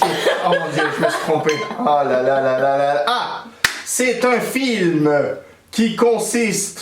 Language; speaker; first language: French; native; French